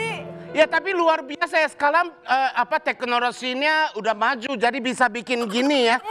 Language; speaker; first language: Indonesian; non-native, learner; Japanese